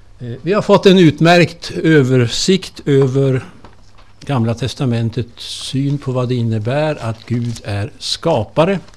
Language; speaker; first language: Swedish; native; Swedish